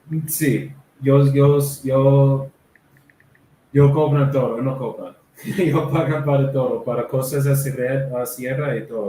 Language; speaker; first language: Spanish; non-native, learner; English